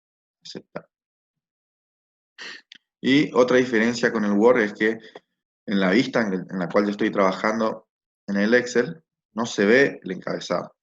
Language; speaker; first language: Spanish; native; Spanish